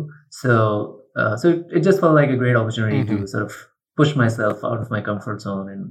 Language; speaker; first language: English; non-native, local second language; Urdu